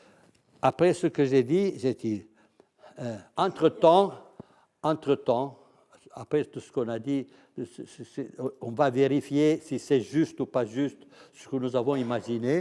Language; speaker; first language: French; non-native, fluent; Italian